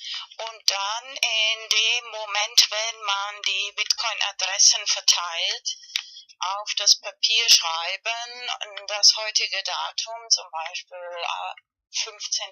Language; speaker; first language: German; non-native, fluent; Spanish